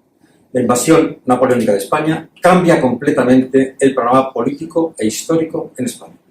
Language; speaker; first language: Spanish; native; Spanish